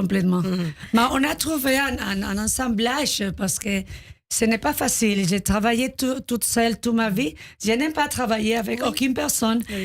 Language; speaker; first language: French; non-native, learner; Spanish